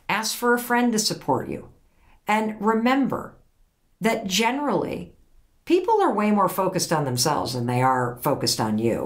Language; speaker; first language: English; native; English